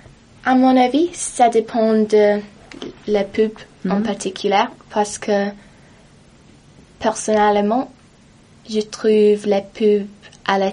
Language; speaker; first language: French; non-native, learner; English